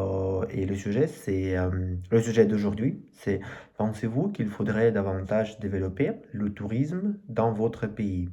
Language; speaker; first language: French; non-native, learner; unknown